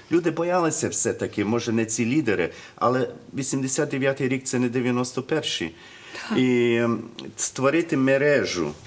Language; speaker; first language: Ukrainian; early bilingual, heritage; Ukrainian